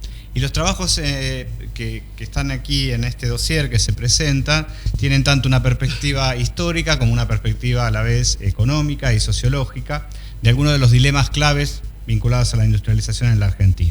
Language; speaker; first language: Spanish; native; Spanish